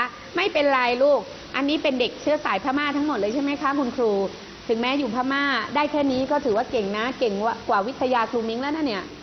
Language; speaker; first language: Thai; native; Thai